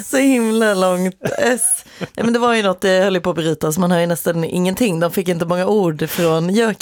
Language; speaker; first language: Swedish; native; Swedish